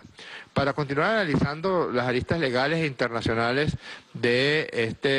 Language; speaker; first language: Spanish; native; Spanish